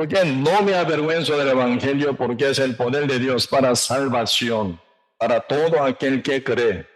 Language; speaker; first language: Spanish; non-native, learner; Korean